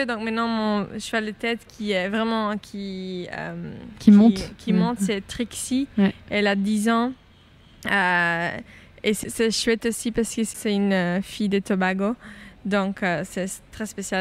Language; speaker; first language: French; non-native, local second language; Dutch